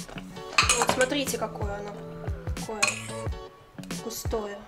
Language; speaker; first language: Russian; native; Russian